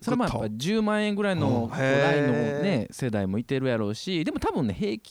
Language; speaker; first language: Japanese; native; Japanese